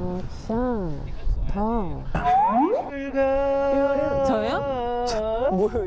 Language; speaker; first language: Korean; native; Korean